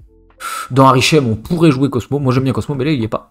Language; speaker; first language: French; native; French